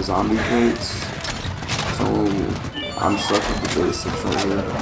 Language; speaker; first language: English; native; English